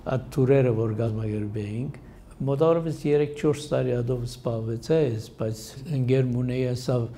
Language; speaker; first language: Armenian; early bilingual, heritage; Armenian